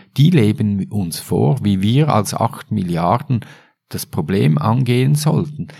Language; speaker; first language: German; native; German